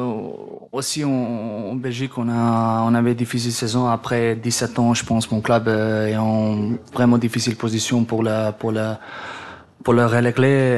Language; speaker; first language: French; non-native, learner; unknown